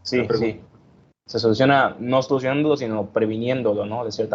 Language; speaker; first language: Spanish; native; Spanish